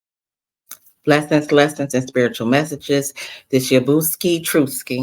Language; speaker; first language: English; native; English